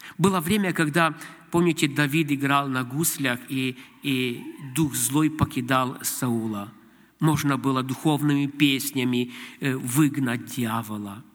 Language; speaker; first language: Russian; non-native, local second language; Ukrainian